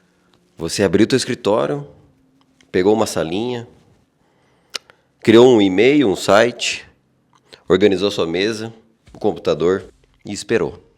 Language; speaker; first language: Portuguese; native; Portuguese